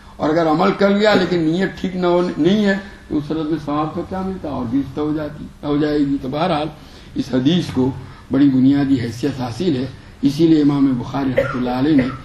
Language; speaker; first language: Urdu; non-native, local second language; Gujarati